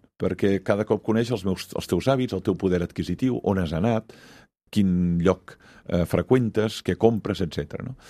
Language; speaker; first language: Catalan; native; Catalan